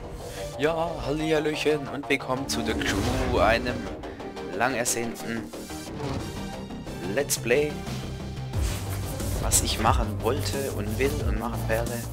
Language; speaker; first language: German; native; German